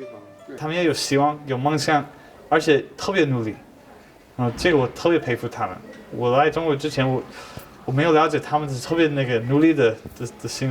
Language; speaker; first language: Chinese; non-native, fluent; English